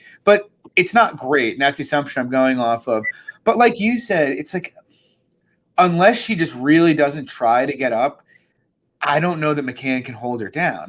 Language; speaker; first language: English; native; English